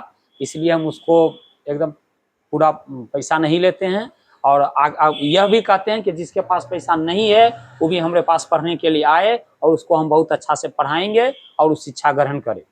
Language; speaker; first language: Hindi; native; Hindi